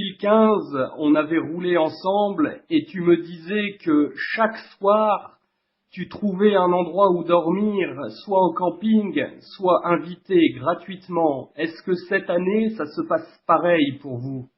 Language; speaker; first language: French; native; French